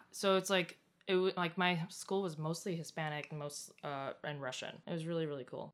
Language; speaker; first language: English; early bilingual, other home language; Russian